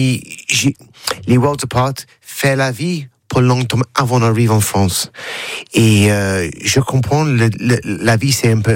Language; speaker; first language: French; non-native, learner; English